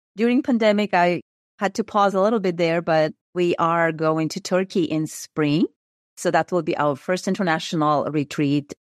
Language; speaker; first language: English; non-native, fluent; Russian